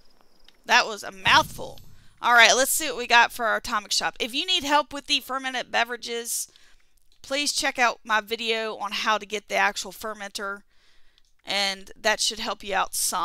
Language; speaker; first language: English; native; English